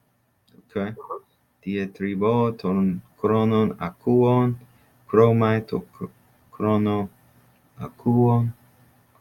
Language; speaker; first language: Greek; non-native, learner; English